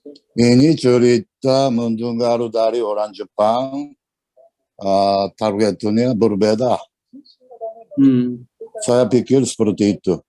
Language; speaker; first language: Indonesian; non-native, learner; Japanese